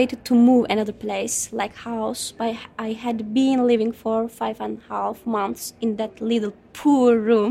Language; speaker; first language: English; non-native, learner; Turkish